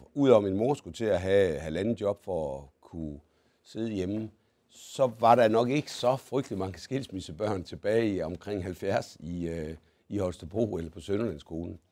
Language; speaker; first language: Danish; native; Danish